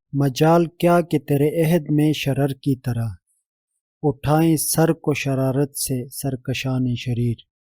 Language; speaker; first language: Urdu; native; Urdu